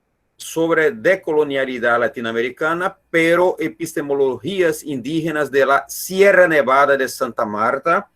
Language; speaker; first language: Spanish; non-native, learner; Portuguese